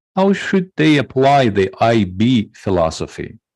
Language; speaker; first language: English; non-native, fluent; Azerbaijani